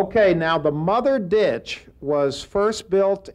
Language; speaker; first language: English; native; English